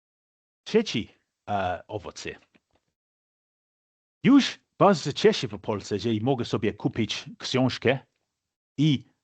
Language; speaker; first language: Polish; non-native, fluent; English